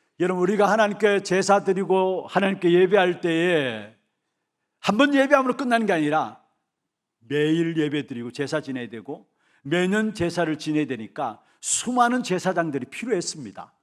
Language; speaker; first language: Korean; native; Korean